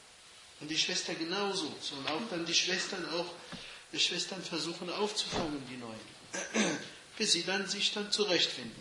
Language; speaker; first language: German; non-native, fluent; Arabic